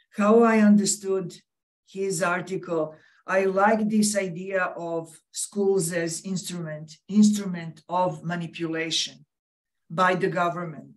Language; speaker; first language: English; non-native, fluent; Serbian